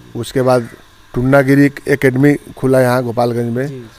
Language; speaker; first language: Hindi; native; Hindi